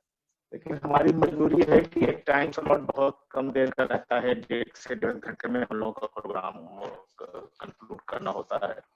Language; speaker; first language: Urdu; native; Urdu